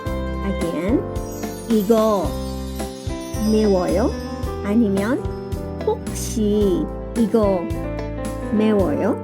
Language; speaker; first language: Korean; non-native, learner; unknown